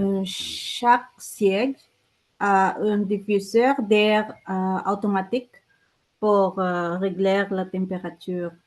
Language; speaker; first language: French; non-native, learner; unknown